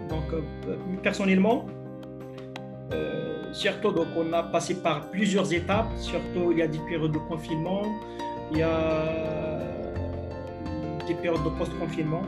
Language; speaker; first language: French; non-native, local second language; Arabic